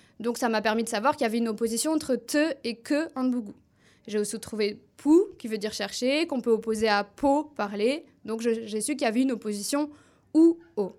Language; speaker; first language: French; native; French